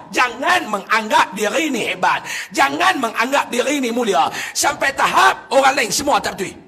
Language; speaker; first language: Malay; native; Malay